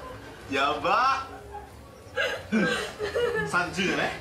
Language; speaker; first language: Japanese; non-native, fluent; Indonesian